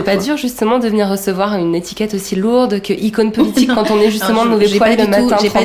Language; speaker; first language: French; native; French